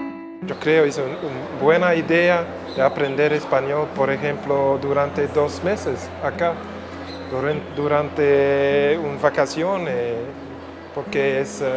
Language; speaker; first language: Spanish; non-native, learner; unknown